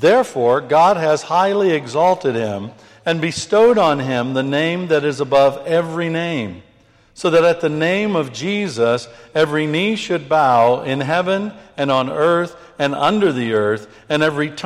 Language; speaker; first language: English; native; English